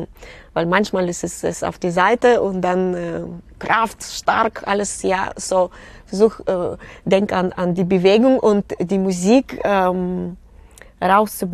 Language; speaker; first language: German; non-native, fluent; Russian